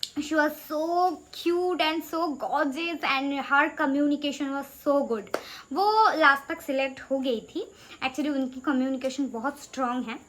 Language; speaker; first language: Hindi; non-native, local second language; Bangla